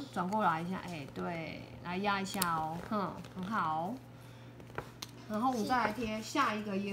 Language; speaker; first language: Chinese; native; Chinese